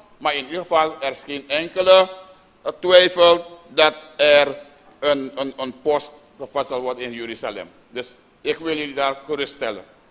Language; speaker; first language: Dutch; native; Dutch